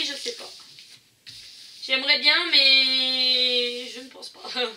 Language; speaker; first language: French; native; French